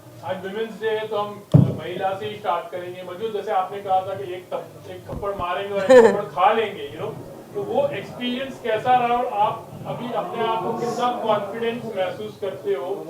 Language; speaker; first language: Hindi; native; Hindi